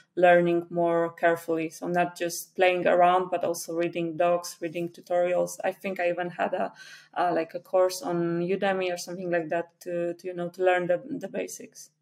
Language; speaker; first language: English; non-native, fluent; Polish